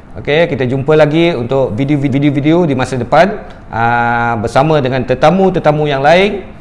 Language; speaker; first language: Malay; native; Malay